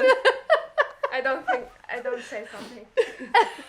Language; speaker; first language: English; non-native, learner; German